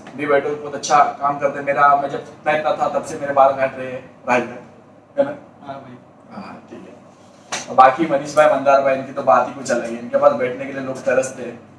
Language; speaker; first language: Hindi; non-native, local second language; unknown